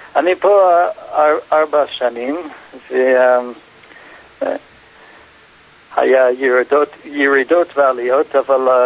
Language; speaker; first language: Hebrew; non-native, fluent; English